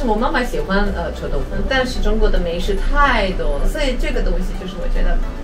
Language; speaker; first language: Chinese; non-native, fluent; Armenian